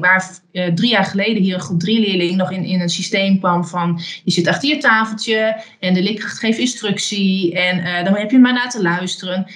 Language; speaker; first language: Dutch; native; Dutch